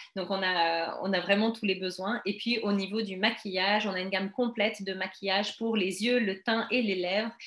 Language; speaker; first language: French; native; French